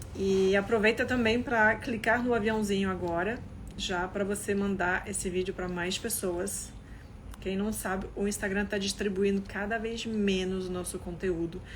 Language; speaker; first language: Portuguese; non-native, fluent; French